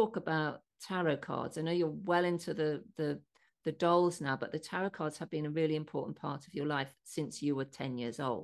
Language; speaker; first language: English; native; English